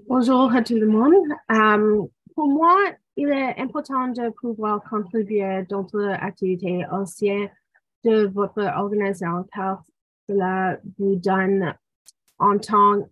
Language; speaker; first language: French; non-native, local second language; English